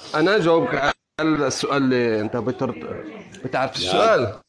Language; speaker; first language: Arabic; native; Arabic